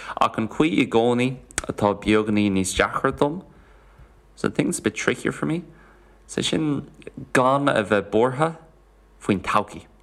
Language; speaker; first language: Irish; non-native, local second language; English